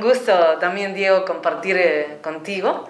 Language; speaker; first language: Spanish; native; Spanish